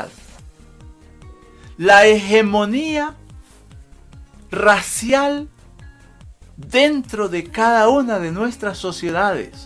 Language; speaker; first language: Spanish; native; Spanish